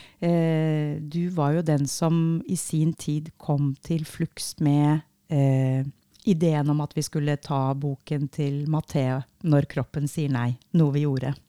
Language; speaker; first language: Norwegian; native; Norwegian